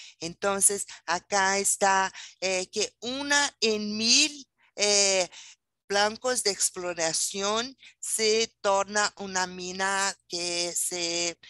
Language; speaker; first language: Spanish; non-native, fluent; Portuguese